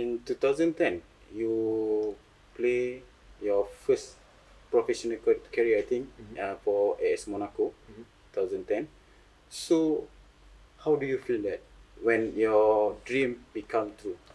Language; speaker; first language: English; non-native, fluent; Malay